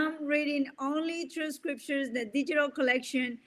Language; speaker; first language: English; non-native, fluent; Spanish